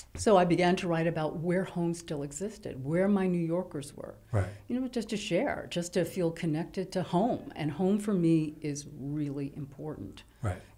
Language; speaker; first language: English; native; English